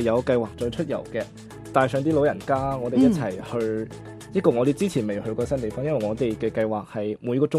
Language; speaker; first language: Cantonese; native; Cantonese